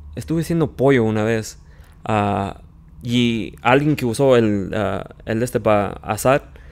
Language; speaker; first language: Spanish; early bilingual, heritage; Spanish